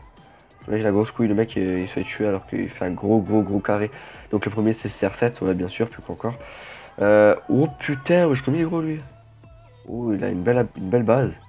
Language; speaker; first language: French; native; French